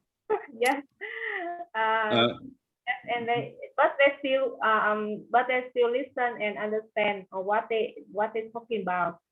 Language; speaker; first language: English; non-native, learner; Vietnamese